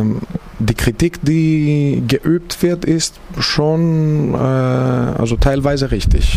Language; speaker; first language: German; non-native, fluent; Greek